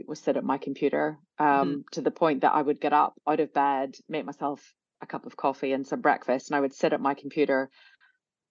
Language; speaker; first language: English; native; English